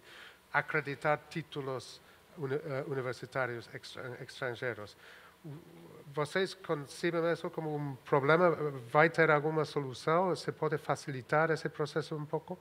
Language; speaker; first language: Portuguese; non-native, fluent; Spanish